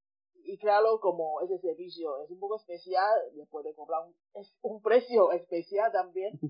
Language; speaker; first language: Spanish; non-native, fluent; Chinese